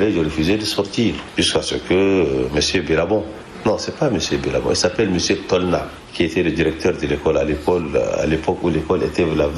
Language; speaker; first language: French; non-native, local second language; Arabic